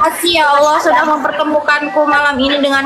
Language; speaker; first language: Indonesian; native; Indonesian